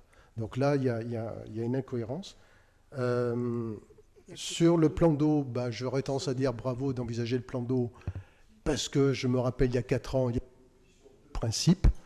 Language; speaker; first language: French; native; French